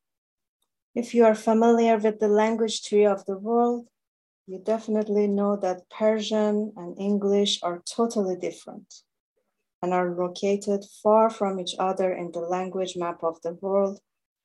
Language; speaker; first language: English; non-native, fluent; Persian